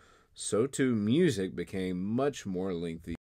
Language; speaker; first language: English; native; English